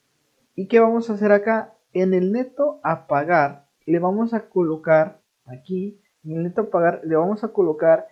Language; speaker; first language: Spanish; native; Spanish